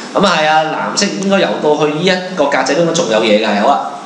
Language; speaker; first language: Cantonese; native; Cantonese